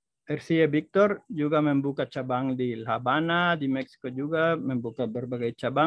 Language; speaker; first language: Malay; non-native, fluent; Spanish